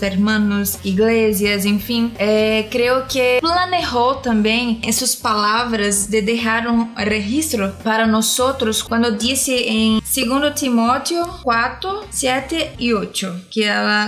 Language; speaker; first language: Spanish; non-native, learner; Portuguese